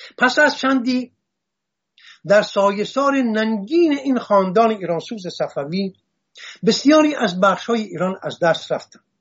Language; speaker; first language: Persian; non-native, local second language; Assyrian Neo-Aramaic